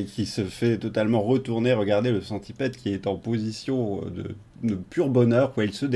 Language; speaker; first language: French; native; French